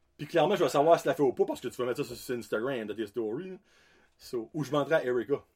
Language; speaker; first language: French; native; French